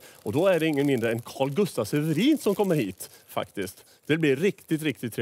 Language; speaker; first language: Swedish; native; Swedish